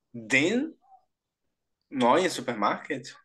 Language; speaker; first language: German; non-native, learner; Portuguese